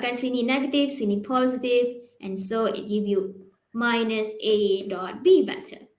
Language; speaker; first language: English; non-native, local second language; Malay